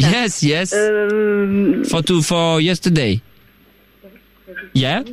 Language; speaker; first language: English; non-native, learner; French